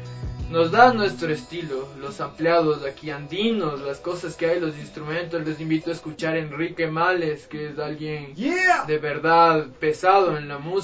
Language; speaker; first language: Spanish; native; Spanish